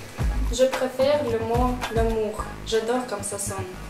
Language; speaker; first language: French; non-native, learner; Russian